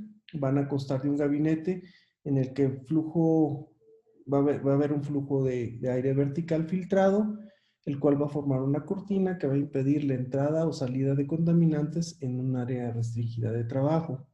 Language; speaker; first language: Spanish; native; Spanish